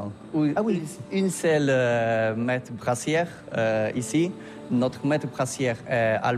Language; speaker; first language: French; non-native, learner; Polish